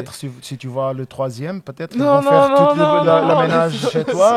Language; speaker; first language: French; non-native, learner; Portuguese